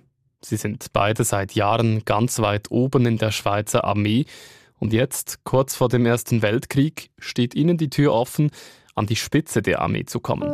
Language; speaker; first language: German; native; German